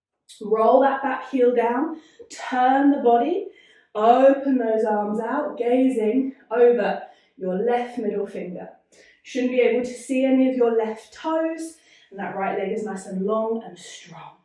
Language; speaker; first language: English; native; English